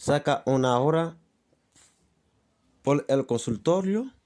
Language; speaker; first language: Spanish; non-native, learner; Haitian Creole